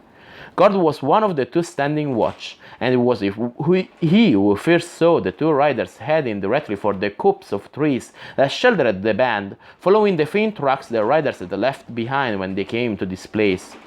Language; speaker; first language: English; non-native, fluent; Italian